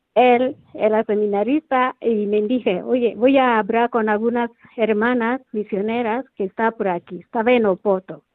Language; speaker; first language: Spanish; non-native, learner; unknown